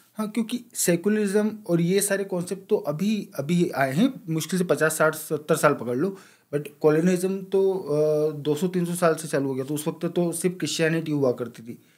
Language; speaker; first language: Hindi; native; Hindi